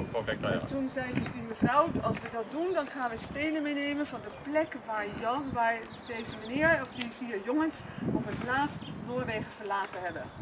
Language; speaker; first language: Dutch; native; Dutch